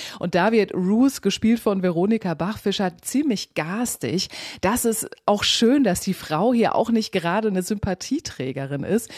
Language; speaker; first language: German; native; German